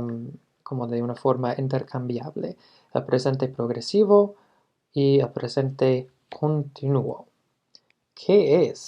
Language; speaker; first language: Spanish; non-native, fluent; English